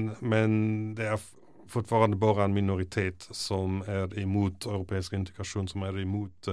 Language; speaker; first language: Norwegian; non-native, fluent; German